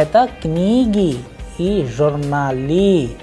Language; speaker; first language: Russian; non-native, fluent; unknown